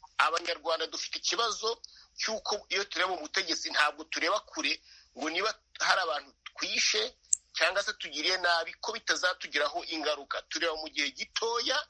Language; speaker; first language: Kinyarwanda; native; Kinyarwanda